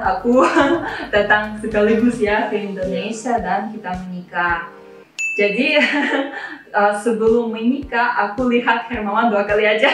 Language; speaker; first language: Indonesian; non-native, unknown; Russian